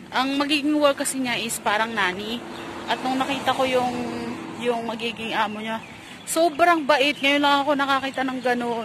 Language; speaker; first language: Filipino; native; Filipino